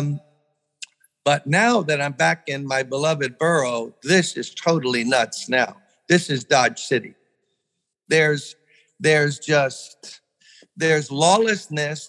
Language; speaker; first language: English; native; English